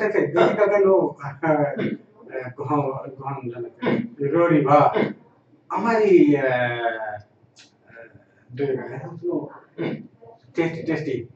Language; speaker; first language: Japanese; non-native, learner; Tamil